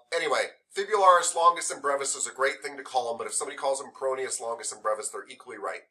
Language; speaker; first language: English; native; English